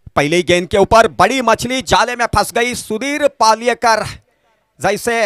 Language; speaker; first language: Hindi; non-native, local second language; Marathi